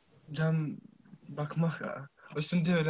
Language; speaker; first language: Turkish; non-native, learner; Arabic